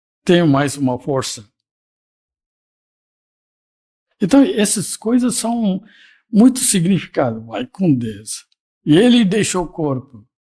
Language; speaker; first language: Portuguese; non-native, fluent; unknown